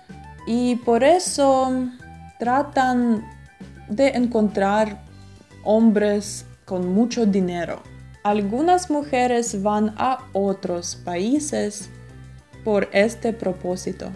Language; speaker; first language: Spanish; non-native, fluent; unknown